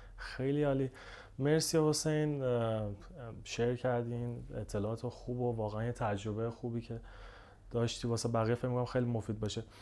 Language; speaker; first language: Persian; native; Persian